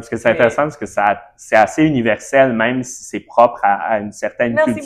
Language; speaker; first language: French; native; French